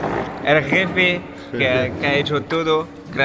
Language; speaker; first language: Spanish; non-native, learner; French